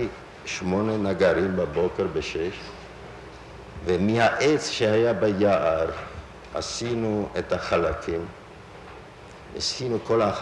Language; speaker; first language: Hebrew; non-native, fluent; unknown